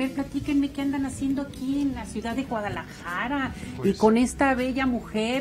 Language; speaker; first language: Spanish; native; Spanish